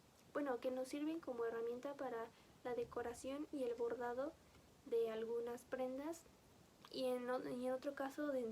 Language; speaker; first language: Spanish; native; Spanish